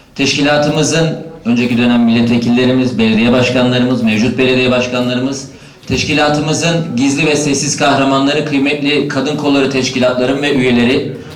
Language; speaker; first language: Turkish; native; Turkish